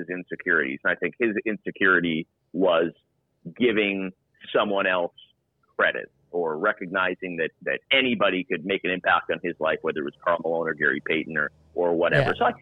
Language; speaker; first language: English; native; English